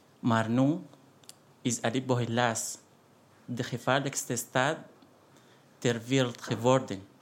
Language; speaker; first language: Dutch; non-native, fluent; Arabic